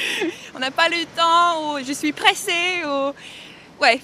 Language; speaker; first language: French; non-native, learner; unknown